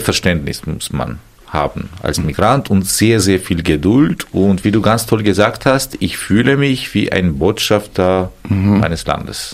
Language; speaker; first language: German; non-native, fluent; Armenian